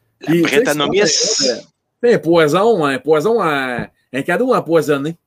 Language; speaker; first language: French; native; French